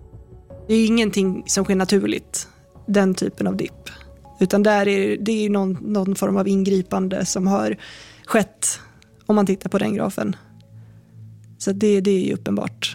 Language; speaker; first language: Swedish; native; Swedish